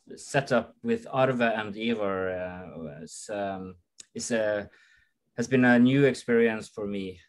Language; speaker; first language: English; non-native, fluent; Norwegian